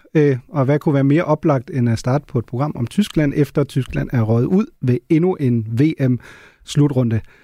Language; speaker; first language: Danish; non-native, local second language; German